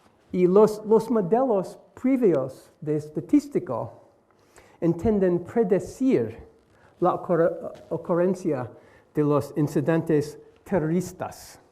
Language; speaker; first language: Spanish; non-native, learner; English